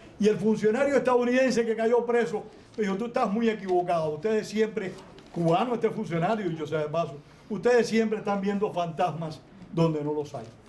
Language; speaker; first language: Spanish; native; Spanish